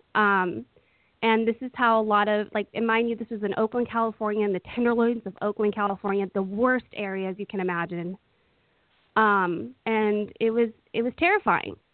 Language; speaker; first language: English; native; English